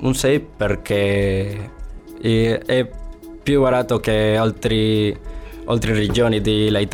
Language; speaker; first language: Italian; non-native, learner; Spanish